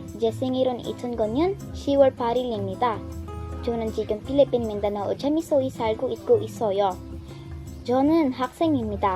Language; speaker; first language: Korean; non-native, learner; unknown